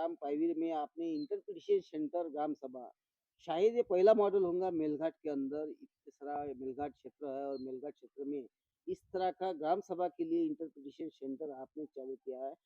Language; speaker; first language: Hindi; non-native, local second language; Marathi